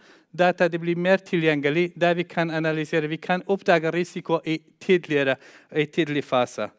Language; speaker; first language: Norwegian; non-native, fluent; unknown